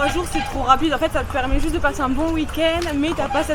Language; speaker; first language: French; native; French